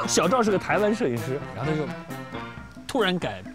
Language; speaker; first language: Chinese; native; Chinese